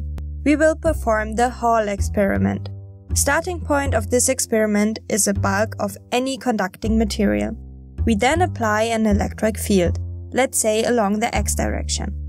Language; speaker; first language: English; non-native, fluent; German